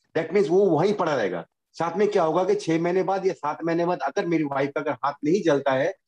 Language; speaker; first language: Hindi; non-native, local second language; Bangla